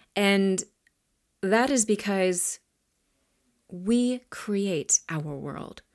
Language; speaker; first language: English; native; English